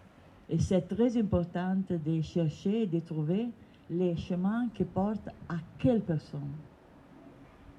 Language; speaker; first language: French; non-native, learner; Italian